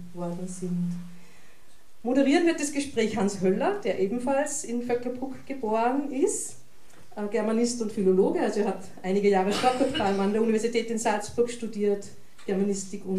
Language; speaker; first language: German; native; German